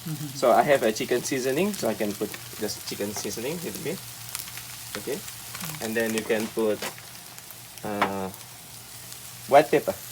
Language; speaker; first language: English; non-native, fluent; Indonesian